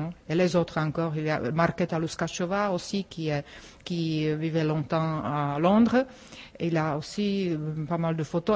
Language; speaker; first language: French; non-native, fluent; Czech